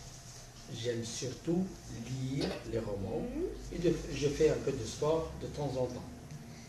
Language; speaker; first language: French; non-native, local second language; Arabic